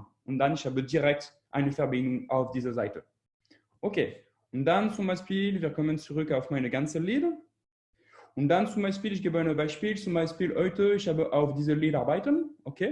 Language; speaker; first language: German; non-native, learner; French